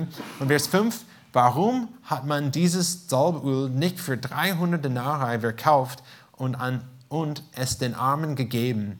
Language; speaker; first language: German; non-native, fluent; English